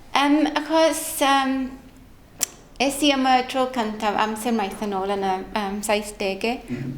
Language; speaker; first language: Welsh; non-native, learner; English